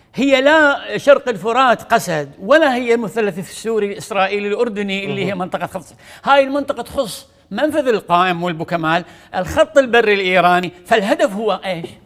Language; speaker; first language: Arabic; native; Arabic